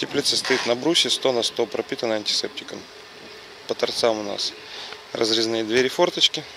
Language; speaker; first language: Russian; native; Russian